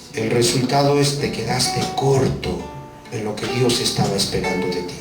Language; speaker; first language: Spanish; native; Spanish